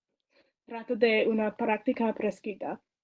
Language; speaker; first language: Spanish; non-native, learner; English